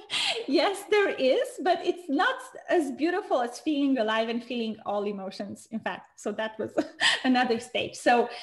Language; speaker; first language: English; non-native, fluent; Romanian